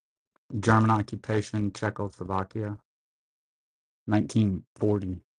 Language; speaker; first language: English; native; English